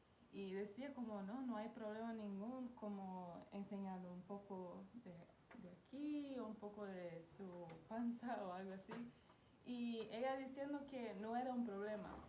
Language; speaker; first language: Spanish; non-native, fluent; Portuguese